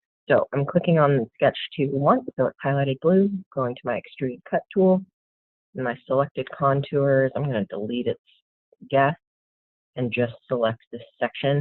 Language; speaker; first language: English; native; English